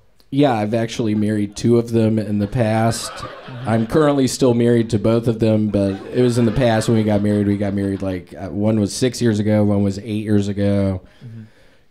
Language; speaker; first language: English; native; English